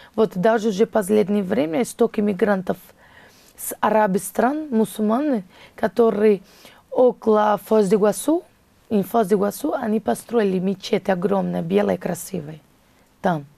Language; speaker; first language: Russian; non-native, fluent; Portuguese